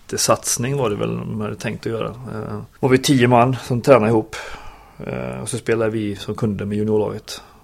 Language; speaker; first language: Swedish; native; Swedish